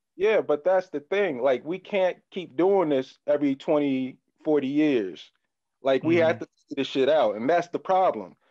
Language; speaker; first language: English; native; English